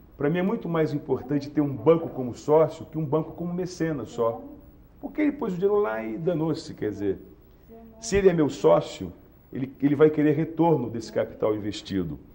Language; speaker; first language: Portuguese; native; Portuguese